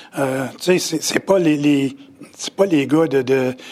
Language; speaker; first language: French; native; French